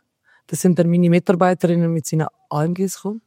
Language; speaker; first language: German; early bilingual, other home language; Albanian